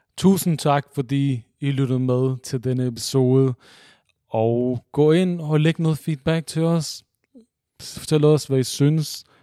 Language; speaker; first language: Danish; early bilingual, other home language; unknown